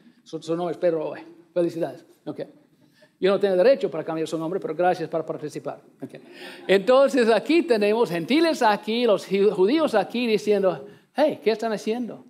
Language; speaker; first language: Spanish; non-native, learner; English